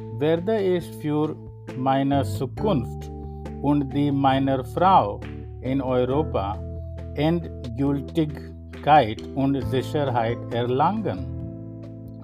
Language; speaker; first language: German; non-native, fluent; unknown